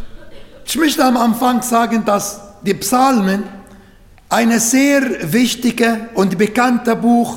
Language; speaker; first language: German; non-native, learner; Arabic